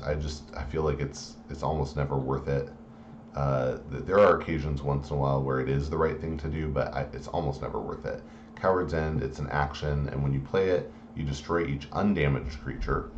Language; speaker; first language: English; native; English